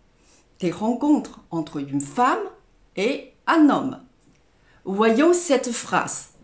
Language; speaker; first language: French; non-native, fluent; Chinese